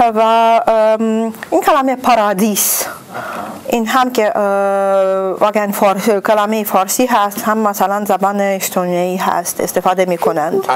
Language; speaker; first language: Persian; non-native, fluent; Russian